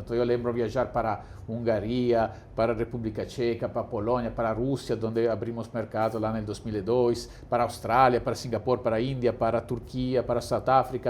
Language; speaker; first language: Portuguese; non-native, fluent; Italian